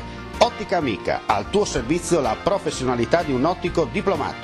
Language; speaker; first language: Italian; native; Italian